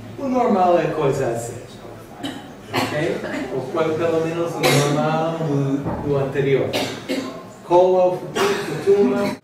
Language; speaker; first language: Portuguese; non-native, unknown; English